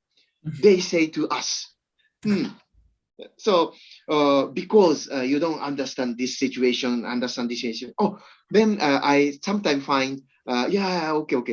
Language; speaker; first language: English; non-native, learner; Japanese